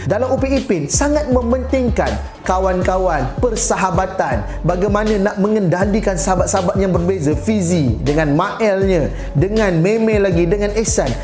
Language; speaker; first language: Malay; native; Malay